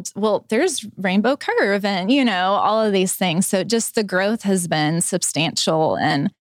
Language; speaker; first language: English; native; English